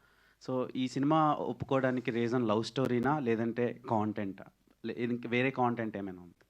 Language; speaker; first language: Telugu; native; Telugu